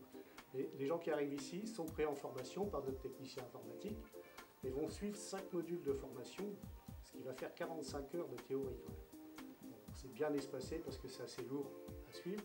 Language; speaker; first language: French; native; French